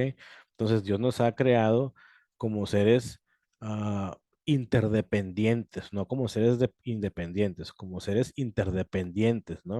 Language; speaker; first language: Spanish; native; Spanish